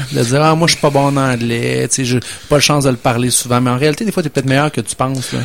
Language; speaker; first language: French; native; French